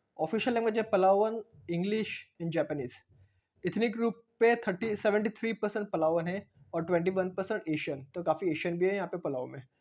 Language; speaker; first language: Hindi; non-native, local second language; Marathi